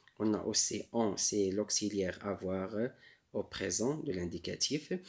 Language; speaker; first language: French; non-native, local second language; Arabic